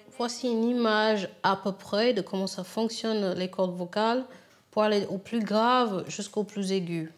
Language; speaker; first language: French; non-native, fluent; English